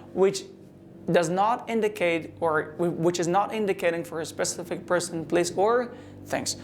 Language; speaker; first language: English; non-native, learner; Persian